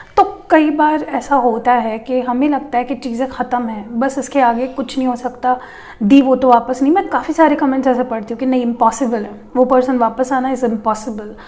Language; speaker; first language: Hindi; non-native, local second language; Marathi